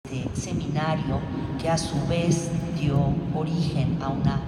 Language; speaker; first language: Spanish; native; Spanish